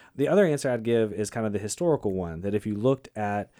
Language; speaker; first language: English; native; English